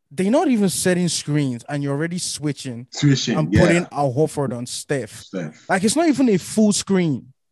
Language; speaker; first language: English; non-native, local second language; Yoruba